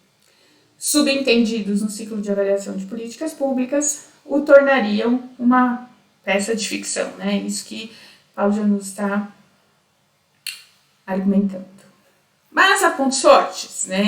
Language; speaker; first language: Portuguese; native; Portuguese